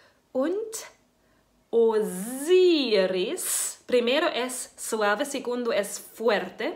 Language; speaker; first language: Spanish; non-native, fluent; German